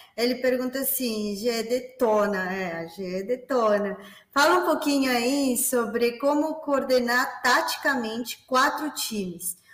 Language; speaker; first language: Portuguese; non-native, fluent; Spanish